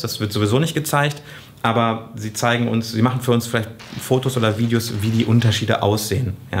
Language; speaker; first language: German; native; German